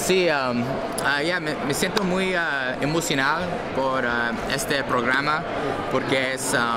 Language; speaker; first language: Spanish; early bilingual, heritage; English